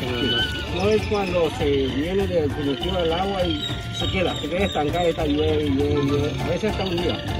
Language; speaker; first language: Spanish; native; Spanish